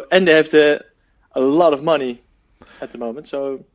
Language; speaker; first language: English; non-native, fluent; Dutch